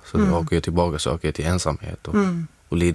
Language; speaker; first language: Swedish; non-native, fluent; Arabic